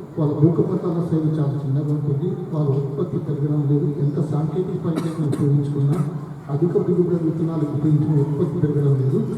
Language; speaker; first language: Telugu; non-native, local second language; Urdu